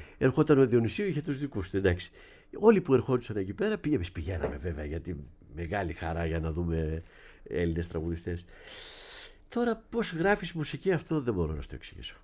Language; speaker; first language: Greek; early bilingual, heritage; Greek